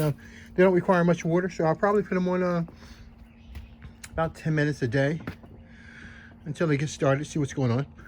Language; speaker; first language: English; native; English